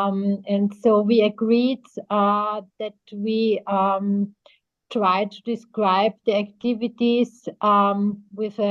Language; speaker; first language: English; non-native, fluent; German